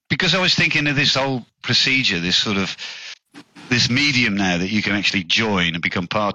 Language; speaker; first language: English; native; English